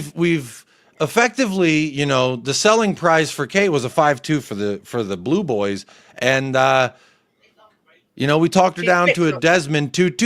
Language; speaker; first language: English; native; English